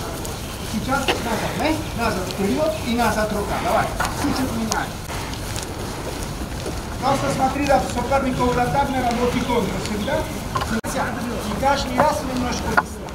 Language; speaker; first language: Russian; non-native, learner; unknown